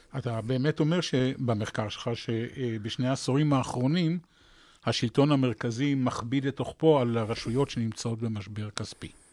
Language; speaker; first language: Hebrew; native; Hebrew